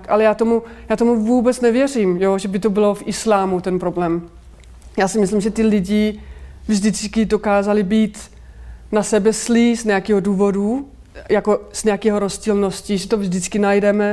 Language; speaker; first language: Czech; non-native, fluent; Danish